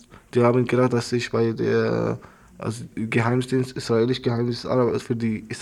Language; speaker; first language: German; non-native, learner; Arabic